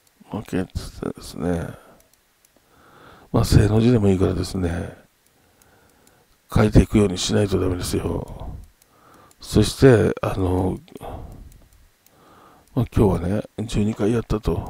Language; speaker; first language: Japanese; native; Japanese